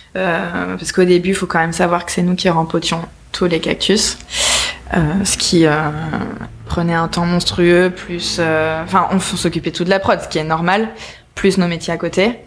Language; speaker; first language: French; native; French